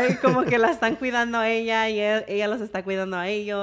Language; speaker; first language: Spanish; early bilingual, heritage; English